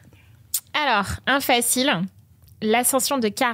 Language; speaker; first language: French; native; French